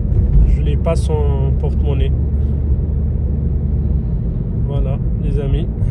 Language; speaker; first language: French; non-native, fluent; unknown